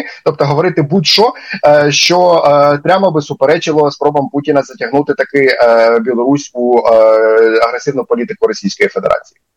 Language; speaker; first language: Ukrainian; native; Ukrainian